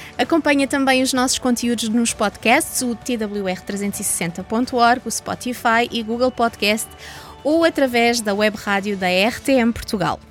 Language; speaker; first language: Portuguese; native; Portuguese